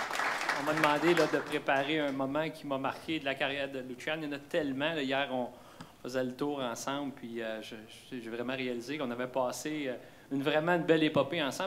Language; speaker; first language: French; native; French